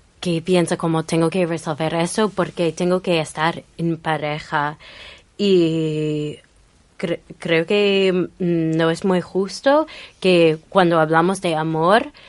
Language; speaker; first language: Spanish; non-native, fluent; English